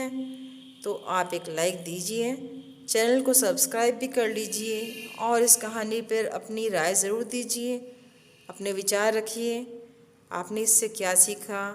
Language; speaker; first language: Hindi; native; Hindi